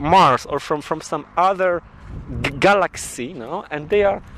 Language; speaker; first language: English; non-native, learner; Polish